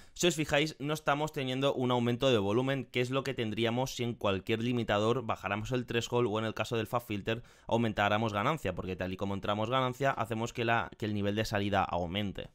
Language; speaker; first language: Spanish; native; Spanish